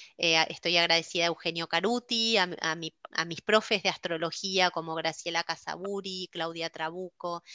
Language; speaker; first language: Spanish; native; Spanish